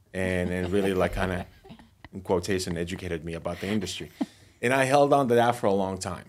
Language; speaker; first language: English; non-native, fluent; Finnish